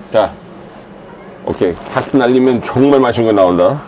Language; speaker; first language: Korean; non-native, fluent; English